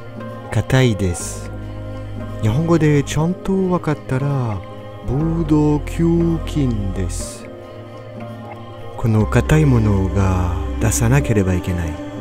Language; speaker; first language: Japanese; non-native, learner; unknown